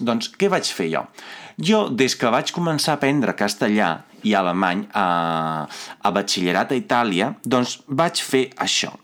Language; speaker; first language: Catalan; non-native, fluent; Italian